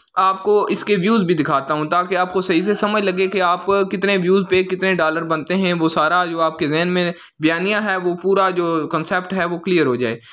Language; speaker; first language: Urdu; non-native, local second language; Punjabi